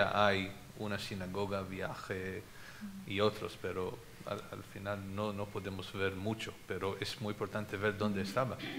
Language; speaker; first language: Spanish; non-native, fluent; Hebrew